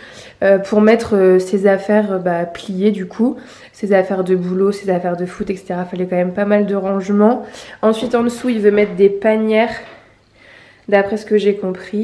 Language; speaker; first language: French; native; French